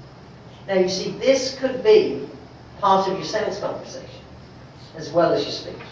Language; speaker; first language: English; native; English